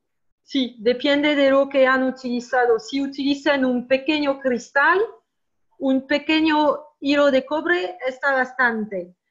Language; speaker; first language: Spanish; non-native, learner; French